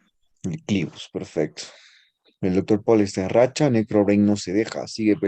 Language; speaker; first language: Spanish; native; Spanish